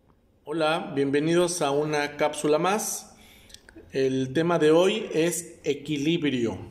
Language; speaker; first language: Spanish; native; Spanish